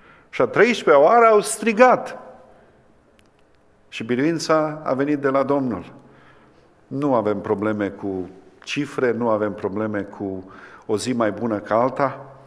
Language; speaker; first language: Romanian; native; Romanian